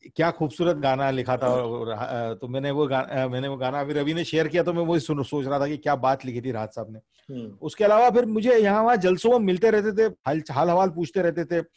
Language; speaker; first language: Hindi; native; Hindi